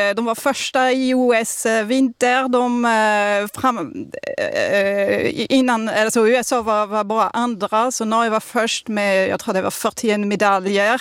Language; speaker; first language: Swedish; non-native, fluent; French